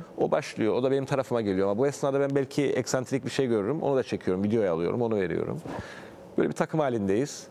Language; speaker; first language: Turkish; native; Turkish